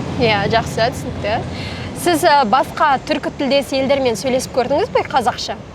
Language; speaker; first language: Kazakh; native; Kazakh